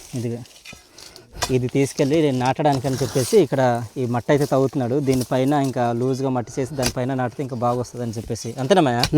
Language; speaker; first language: Telugu; non-native, local second language; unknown